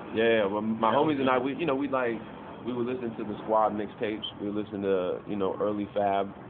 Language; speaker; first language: English; native; English